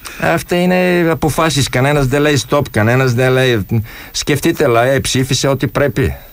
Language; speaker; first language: Greek; non-native, fluent; Polish